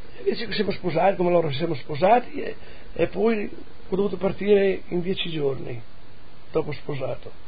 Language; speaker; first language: Italian; non-native, local second language; Friulian